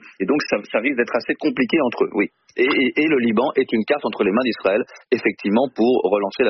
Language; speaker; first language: French; native; French